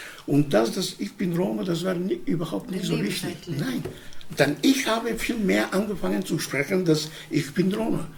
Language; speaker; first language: German; non-native, learner; Romany